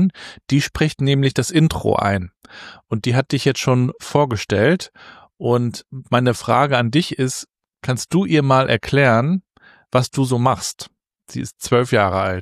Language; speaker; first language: German; native; German